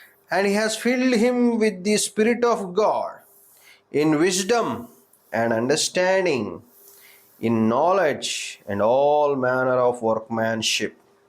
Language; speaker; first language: English; non-native, local second language; Telugu